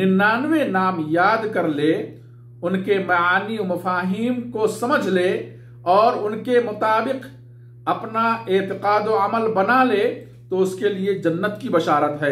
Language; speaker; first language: Urdu; native; Urdu